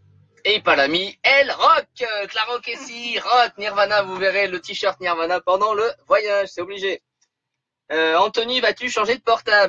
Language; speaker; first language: French; native; French